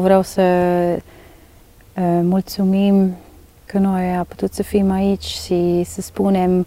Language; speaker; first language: Romanian; non-native, learner; Dutch